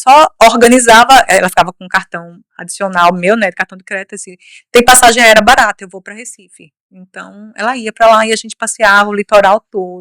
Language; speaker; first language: Portuguese; native; Portuguese